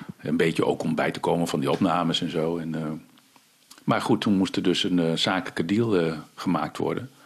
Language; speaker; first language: Dutch; early bilingual, other home language; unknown